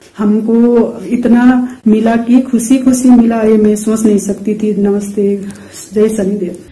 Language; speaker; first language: Hindi; non-native, local second language; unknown